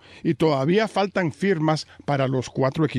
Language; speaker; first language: Spanish; native; Spanish